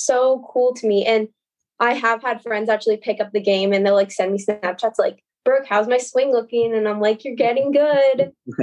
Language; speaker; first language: English; native; English